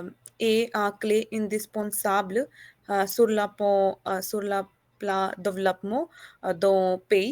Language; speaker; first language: French; non-native, learner; Hindi